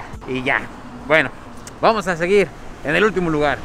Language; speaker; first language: Spanish; native; Spanish